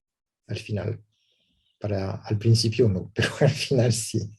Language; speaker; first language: Spanish; non-native, learner; French